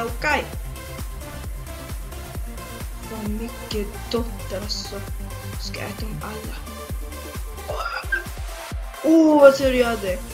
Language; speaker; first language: Swedish; early bilingual, other home language; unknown